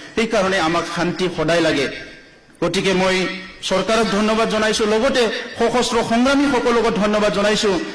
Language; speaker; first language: Assamese; non-native, local second language; Bodo